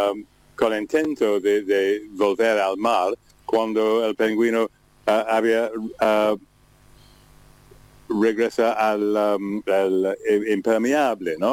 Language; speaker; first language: Spanish; non-native, learner; English